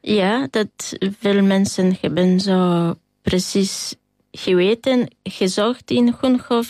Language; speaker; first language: Dutch; non-native, learner; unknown